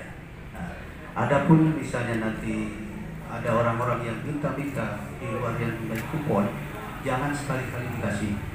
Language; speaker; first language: Indonesian; native; Indonesian